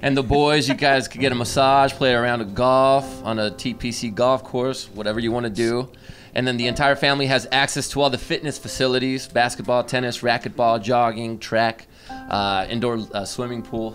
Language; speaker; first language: English; native; English